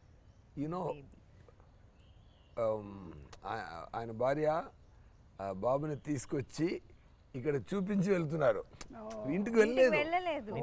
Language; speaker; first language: Telugu; non-native, fluent; Tamil